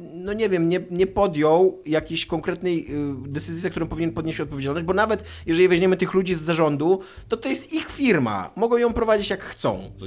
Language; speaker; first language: Polish; native; Polish